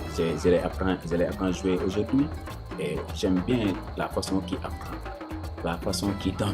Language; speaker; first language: French; non-native, local second language; Wolof